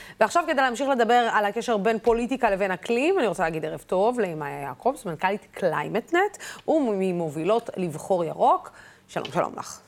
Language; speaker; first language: Hebrew; non-native, local second language; Arabic